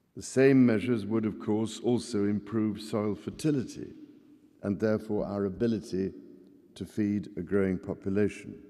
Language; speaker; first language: English; native; English